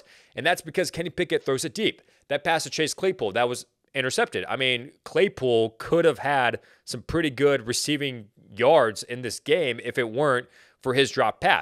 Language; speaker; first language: English; native; English